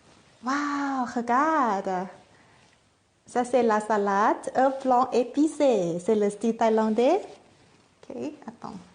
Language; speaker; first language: French; non-native, fluent; Thai